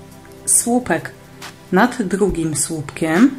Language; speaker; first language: Polish; native; Polish